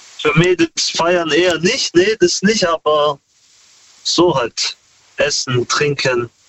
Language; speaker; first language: German; early bilingual, other home language; Kurdish